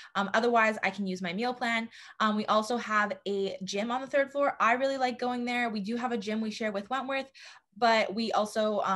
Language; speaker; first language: English; native; English